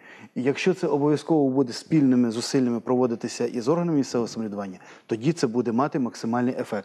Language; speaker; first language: Ukrainian; native; Ukrainian